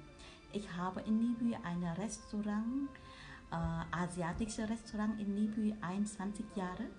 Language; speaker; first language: German; non-native, learner; Vietnamese